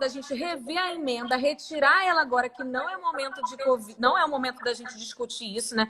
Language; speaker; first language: Portuguese; native; Portuguese